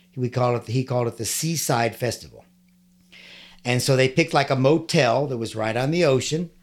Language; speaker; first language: English; native; English